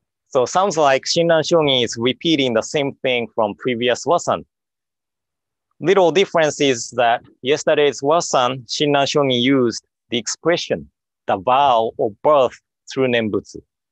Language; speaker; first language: English; non-native, fluent; Japanese